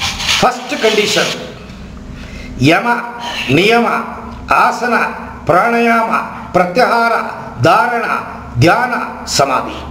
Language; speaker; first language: Kannada; native; Kannada